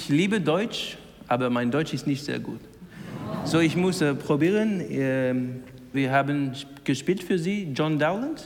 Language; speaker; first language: German; non-native, learner; English